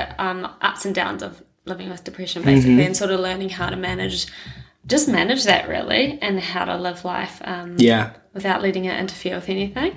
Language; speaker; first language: English; native; English